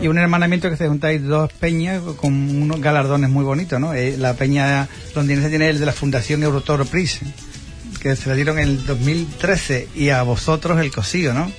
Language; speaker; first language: Spanish; native; Spanish